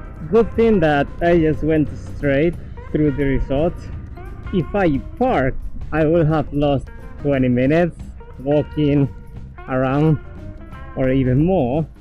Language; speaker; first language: English; non-native, fluent; Spanish